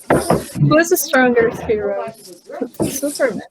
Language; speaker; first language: English; non-native, learner; Spanish